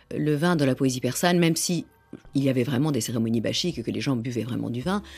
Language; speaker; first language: French; non-native, fluent; Persian